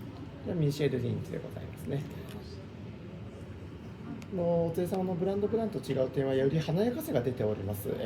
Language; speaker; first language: Japanese; native; Japanese